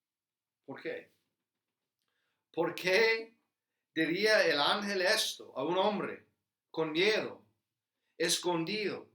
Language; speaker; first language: Spanish; non-native, fluent; English